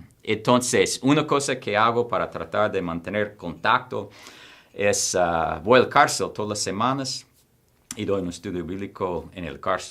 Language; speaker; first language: Spanish; non-native, fluent; English